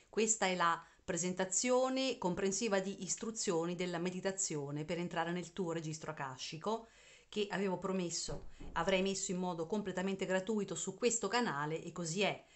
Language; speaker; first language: Italian; native; Italian